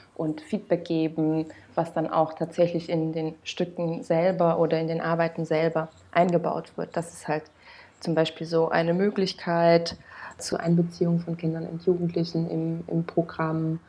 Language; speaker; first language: German; non-native, fluent; Romanian